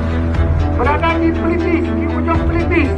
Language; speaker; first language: Indonesian; native; Indonesian